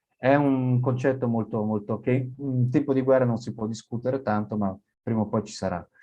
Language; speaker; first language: Italian; native; Italian